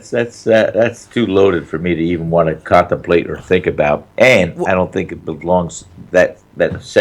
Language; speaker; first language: English; native; English